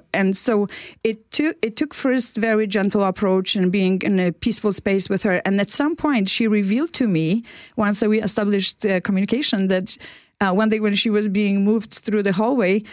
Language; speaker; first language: English; non-native, fluent; Polish